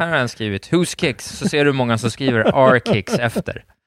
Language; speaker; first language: Swedish; native; Swedish